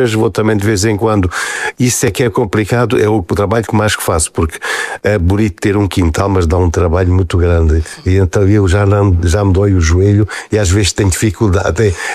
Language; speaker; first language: Portuguese; native; Portuguese